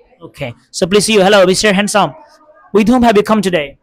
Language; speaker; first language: English; non-native, local second language; Bangla